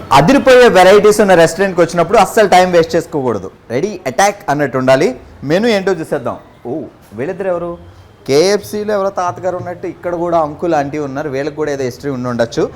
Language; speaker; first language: Telugu; native; Telugu